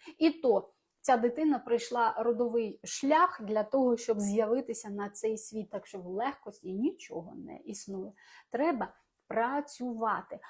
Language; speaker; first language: Ukrainian; non-native, local second language; Russian